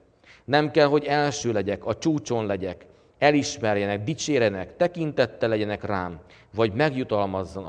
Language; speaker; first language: Hungarian; native; Hungarian